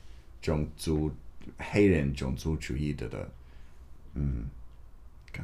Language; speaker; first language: Chinese; non-native, learner; English